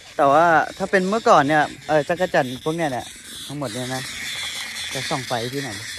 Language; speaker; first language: Thai; non-native, local second language; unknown